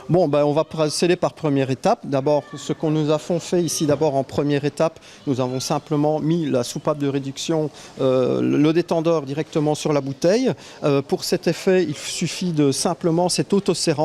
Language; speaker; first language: French; native; French